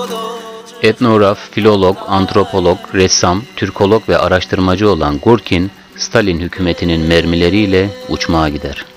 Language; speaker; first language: Turkish; native; Turkish